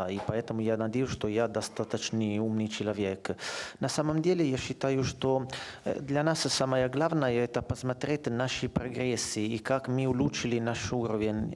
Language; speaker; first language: Russian; non-native, fluent; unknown